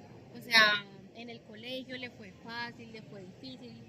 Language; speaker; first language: Spanish; native; Spanish